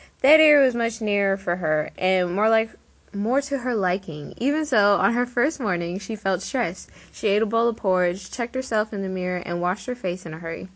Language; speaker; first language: English; native; English